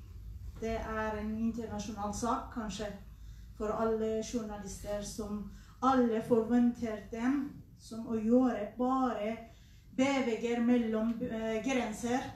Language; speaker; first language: Norwegian; non-native, learner; Persian